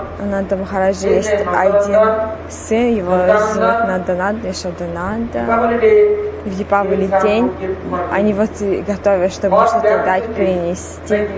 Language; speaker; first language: Russian; non-native, fluent; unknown